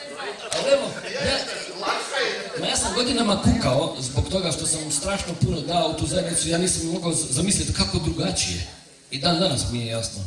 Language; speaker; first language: Croatian; native; Croatian